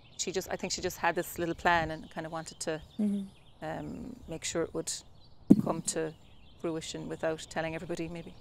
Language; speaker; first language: English; native; English